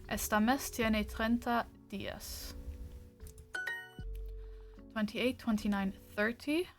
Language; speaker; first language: Spanish; non-native, learner; English